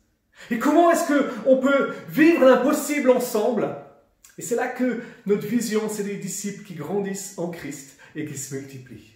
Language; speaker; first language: French; native; French